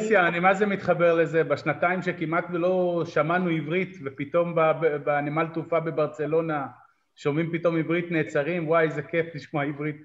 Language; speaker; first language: Hebrew; native; Hebrew